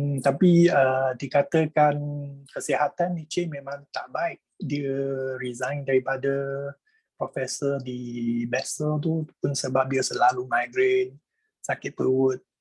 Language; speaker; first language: Malay; non-native, local second language; Chinese